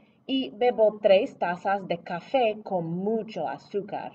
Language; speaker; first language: Spanish; non-native, fluent; English